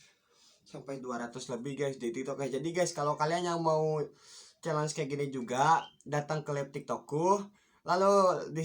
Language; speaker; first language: Indonesian; native; Indonesian